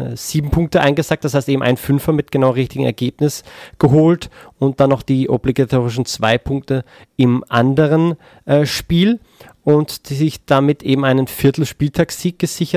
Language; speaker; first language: German; native; German